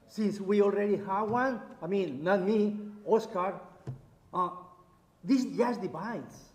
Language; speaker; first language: English; non-native, learner; Spanish